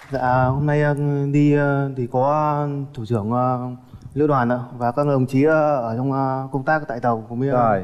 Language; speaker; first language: Vietnamese; native; Vietnamese